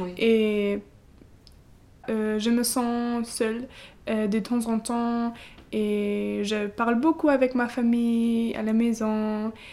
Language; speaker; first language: French; non-native, learner; German